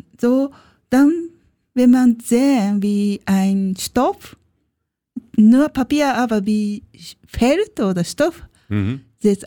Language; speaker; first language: German; non-native, learner; Japanese